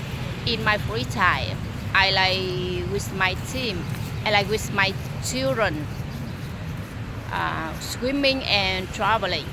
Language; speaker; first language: English; non-native, learner; Vietnamese